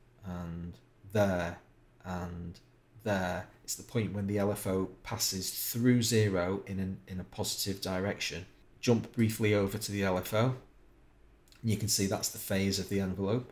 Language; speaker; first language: English; native; English